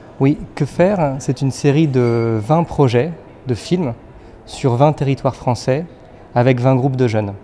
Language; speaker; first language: French; native; French